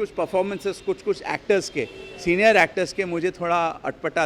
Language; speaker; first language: Hindi; native; Hindi